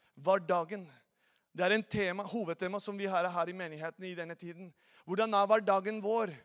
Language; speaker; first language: Norwegian; non-native, fluent; Spanish